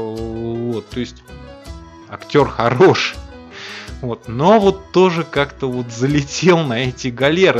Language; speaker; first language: Russian; native; Russian